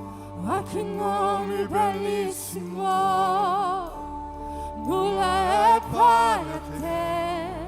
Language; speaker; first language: Italian; non-native, fluent; Portuguese